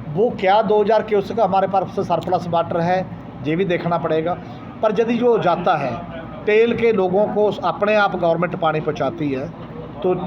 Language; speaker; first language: Hindi; non-native, local second language; Punjabi